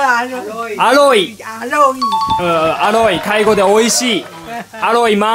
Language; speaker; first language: Thai; non-native, learner; Japanese